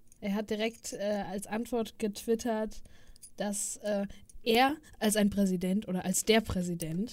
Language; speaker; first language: German; native; German